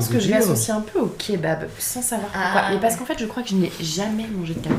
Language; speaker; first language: French; native; French